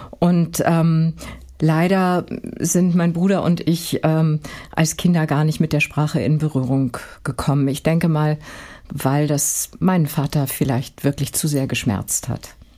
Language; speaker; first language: German; native; German